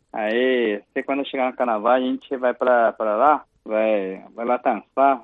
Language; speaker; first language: Portuguese; non-native, learner; Chinese